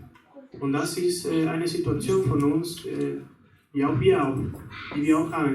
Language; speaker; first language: German; non-native, fluent; Spanish